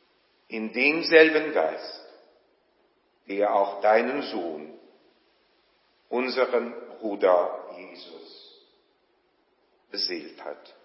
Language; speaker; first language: German; non-native, fluent; Polish